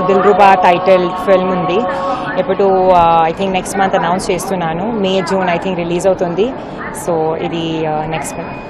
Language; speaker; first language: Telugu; non-native, learner; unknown